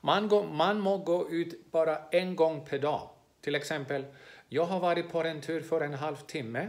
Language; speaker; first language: Swedish; non-native, fluent; Greek